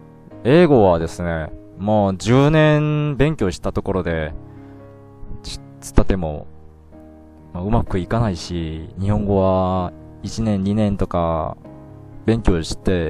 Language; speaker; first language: Japanese; non-native, learner; Korean